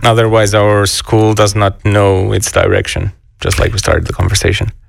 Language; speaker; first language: English; non-native, fluent; Romanian